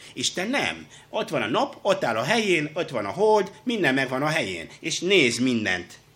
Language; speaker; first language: Hungarian; non-native, fluent; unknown